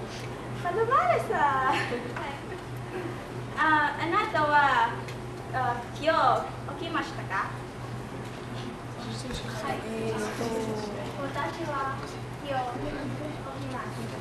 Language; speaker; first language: Japanese; non-native, learner; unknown